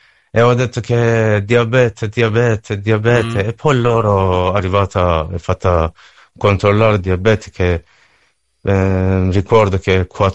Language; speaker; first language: Italian; non-native, learner; Persian